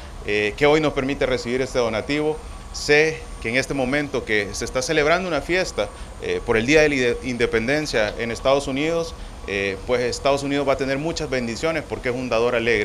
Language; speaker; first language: Spanish; native; Spanish